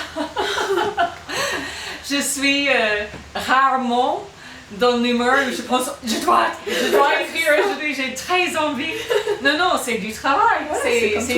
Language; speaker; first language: French; non-native, fluent; English